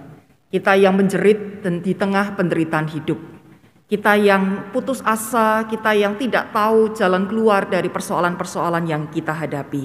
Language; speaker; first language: Indonesian; native; Indonesian